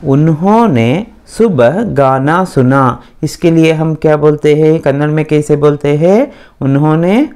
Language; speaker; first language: Hindi; non-native, local second language; Kannada